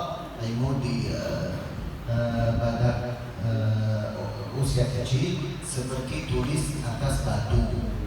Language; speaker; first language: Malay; non-native, learner; Arabic